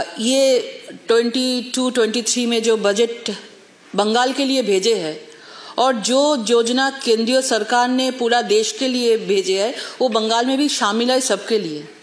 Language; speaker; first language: Hindi; native; Hindi